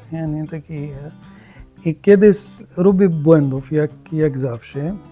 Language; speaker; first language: Polish; non-native, learner; Arabic